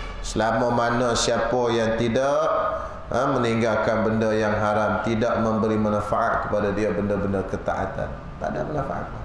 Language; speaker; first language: Malay; native; Malay